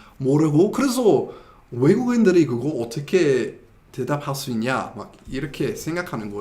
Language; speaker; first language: Korean; non-native, fluent; English